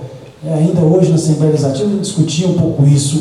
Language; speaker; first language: Portuguese; native; Portuguese